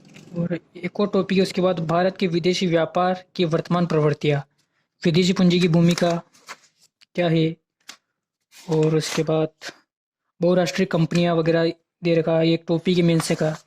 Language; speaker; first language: Hindi; native; Hindi